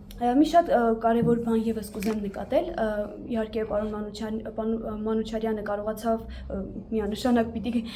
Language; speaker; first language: Armenian; native; Armenian